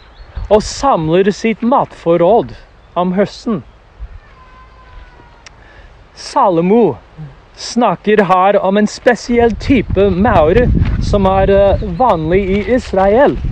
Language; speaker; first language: Norwegian; non-native, fluent; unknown